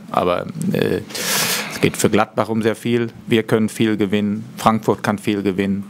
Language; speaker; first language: German; native; German